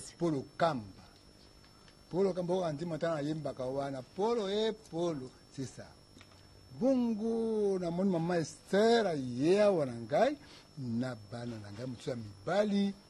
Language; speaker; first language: Lingala; native; Lingala